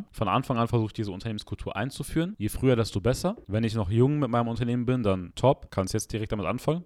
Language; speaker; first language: German; early bilingual, other home language; Arabic